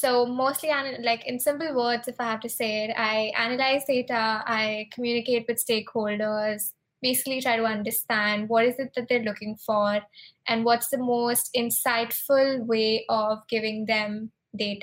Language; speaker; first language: English; non-native, local second language; Hindi